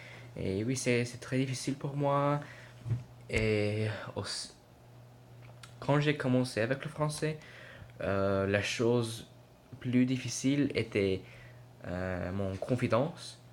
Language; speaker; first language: French; non-native, learner; English